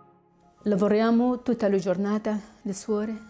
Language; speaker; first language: Italian; non-native, fluent; Assyrian Neo-Aramaic